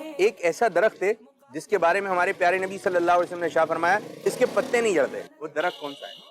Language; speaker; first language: Urdu; native; Urdu